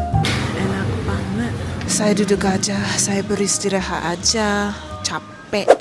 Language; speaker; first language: Indonesian; non-native, learner; English